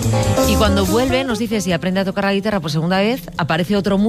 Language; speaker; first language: Spanish; native; Spanish